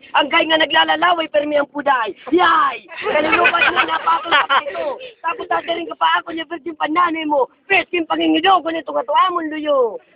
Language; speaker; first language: Filipino; non-native, local second language; Waray